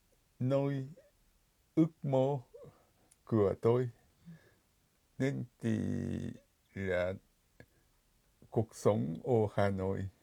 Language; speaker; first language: Vietnamese; non-native, fluent; Japanese